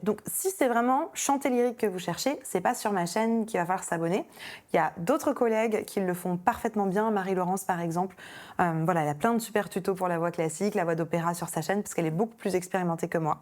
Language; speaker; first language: French; native; French